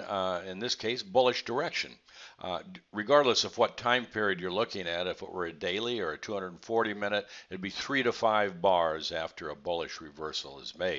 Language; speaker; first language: English; native; English